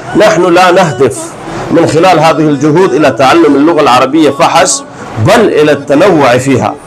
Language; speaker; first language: Arabic; non-native, fluent; Urdu